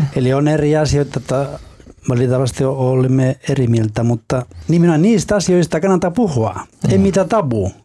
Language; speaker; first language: Finnish; non-native, fluent; Spanish